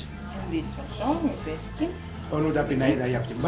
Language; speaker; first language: Turkish; early bilingual, heritage; Greek